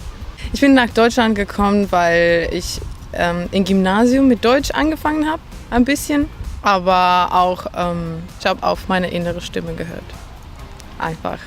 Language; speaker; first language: German; non-native, fluent; Macedonian